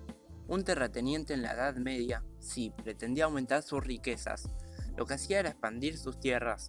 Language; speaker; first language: Spanish; native; Spanish